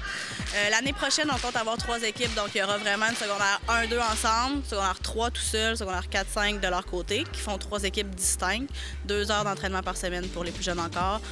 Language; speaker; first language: French; native; French